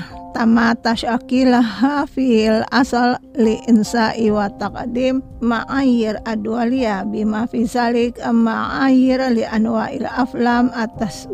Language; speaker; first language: Arabic; non-native, fluent; Indonesian